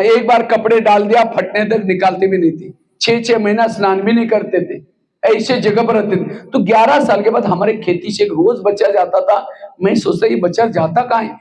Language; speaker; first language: Hindi; non-native, local second language; Marathi